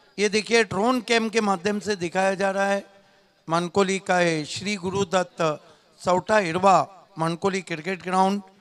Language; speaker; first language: Hindi; non-native, local second language; Marathi